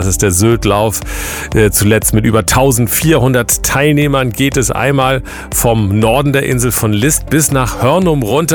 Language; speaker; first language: German; native; German